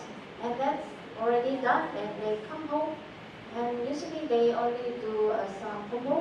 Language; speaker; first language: English; non-native, fluent; Indonesian